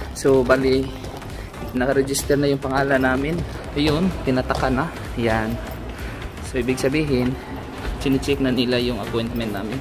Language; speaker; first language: Filipino; native; Filipino